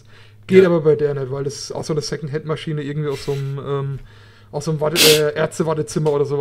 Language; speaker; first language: German; native; German